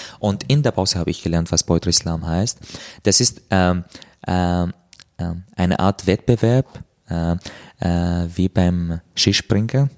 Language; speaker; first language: German; non-native, fluent; Arabic